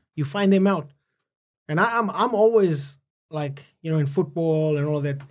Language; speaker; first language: English; native; English